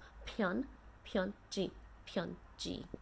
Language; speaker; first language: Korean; non-native, learner; English